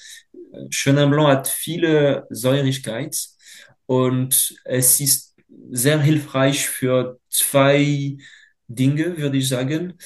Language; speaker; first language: German; non-native, fluent; French